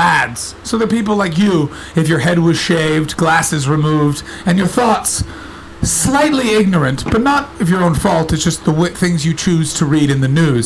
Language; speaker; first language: English; native; English